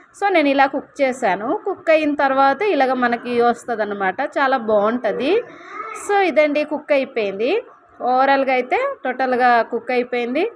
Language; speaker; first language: Telugu; non-native, local second language; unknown